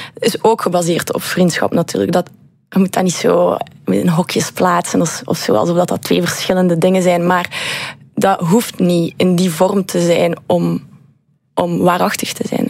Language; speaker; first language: Dutch; native; Dutch